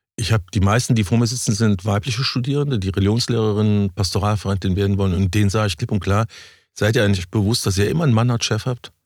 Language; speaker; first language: German; native; German